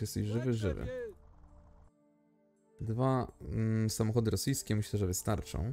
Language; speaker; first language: Polish; native; Polish